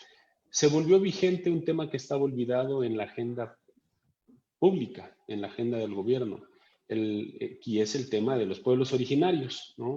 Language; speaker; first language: Spanish; native; Spanish